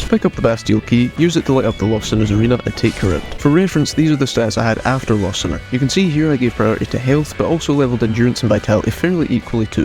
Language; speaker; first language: English; native; English